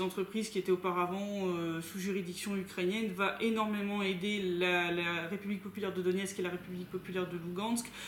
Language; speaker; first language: French; native; French